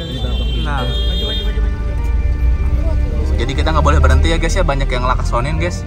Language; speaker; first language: Indonesian; native; Indonesian